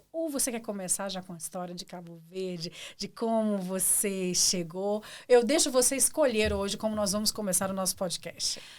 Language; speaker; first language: Portuguese; native; Portuguese